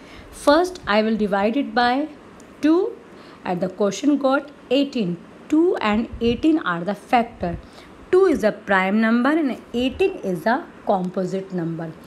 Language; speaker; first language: English; non-native, local second language; Hindi